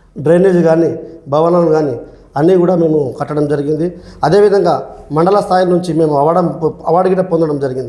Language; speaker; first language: Telugu; non-native, local second language; Lambadi